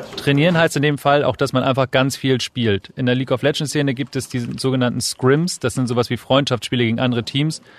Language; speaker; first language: German; native; German